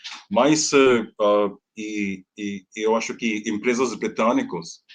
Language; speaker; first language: Portuguese; non-native, learner; Hindi